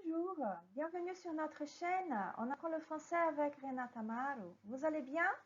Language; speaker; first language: French; non-native, fluent; Portuguese